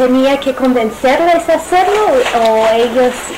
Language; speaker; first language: Spanish; non-native, fluent; English